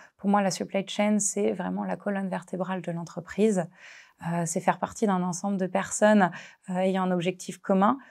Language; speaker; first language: French; native; French